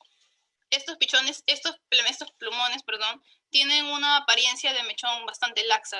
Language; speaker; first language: Spanish; native; Spanish